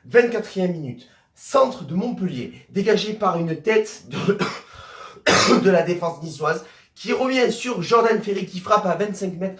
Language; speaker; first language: French; native; French